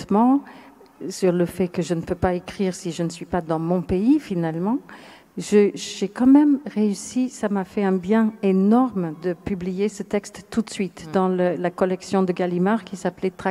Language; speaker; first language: French; non-native, fluent; English